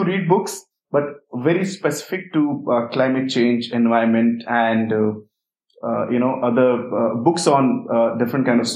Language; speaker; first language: English; non-native, local second language; Hindi